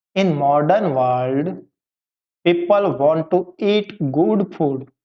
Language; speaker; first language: English; non-native, local second language; Gujarati